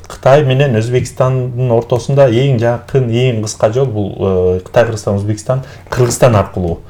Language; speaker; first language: Kyrgyz; native; Kyrgyz